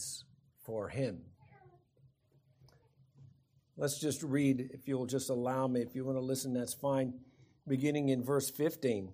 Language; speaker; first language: English; native; English